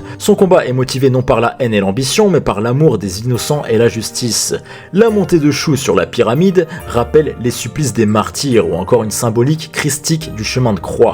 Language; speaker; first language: French; native; French